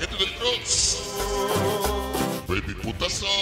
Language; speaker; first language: Spanish; native; Spanish